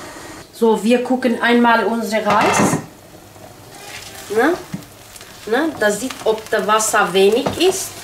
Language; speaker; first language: German; non-native, local second language; Kurdish